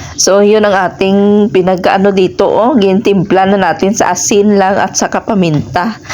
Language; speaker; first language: Filipino; non-native, local second language; Hiligaynon